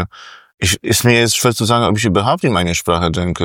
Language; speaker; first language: German; non-native, fluent; Polish